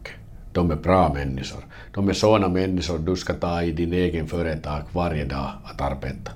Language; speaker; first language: Swedish; non-native, learner; Finnish